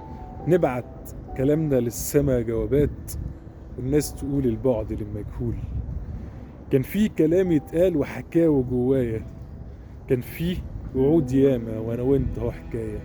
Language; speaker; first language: Arabic; native; Arabic